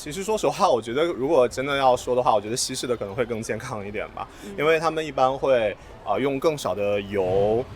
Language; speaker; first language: Chinese; native; Chinese